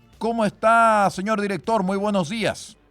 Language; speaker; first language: Spanish; native; Spanish